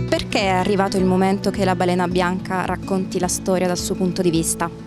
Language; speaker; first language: Italian; native; Italian